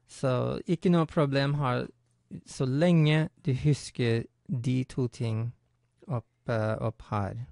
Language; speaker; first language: Norwegian; non-native, fluent; English